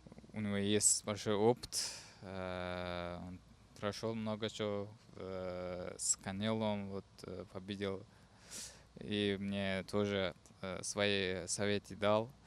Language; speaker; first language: Russian; non-native, learner; Uzbek